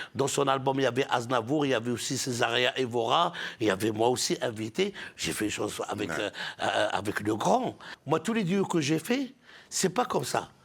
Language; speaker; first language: French; non-native, local second language; Arabic